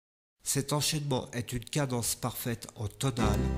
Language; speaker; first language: French; native; French